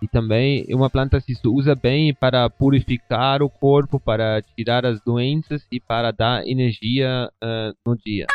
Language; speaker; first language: Portuguese; non-native, fluent; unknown